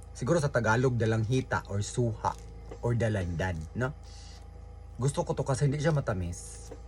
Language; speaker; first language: Filipino; non-native, local second language; Cebuano